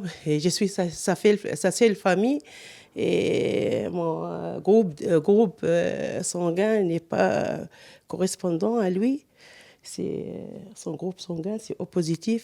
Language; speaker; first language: French; non-native, local second language; Arabic